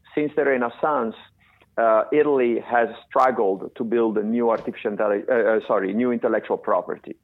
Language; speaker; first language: English; non-native, fluent; Italian